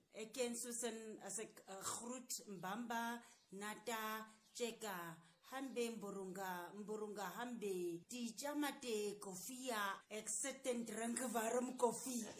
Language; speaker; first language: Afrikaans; non-native, local second language; Tswana